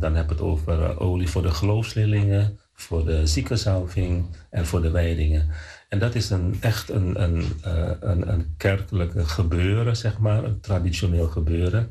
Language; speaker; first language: Dutch; non-native, fluent; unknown